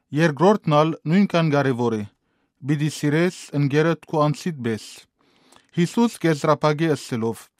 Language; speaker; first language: Armenian; native; Armenian